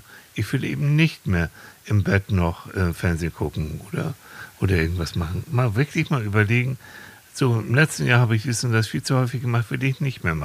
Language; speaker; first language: German; native; German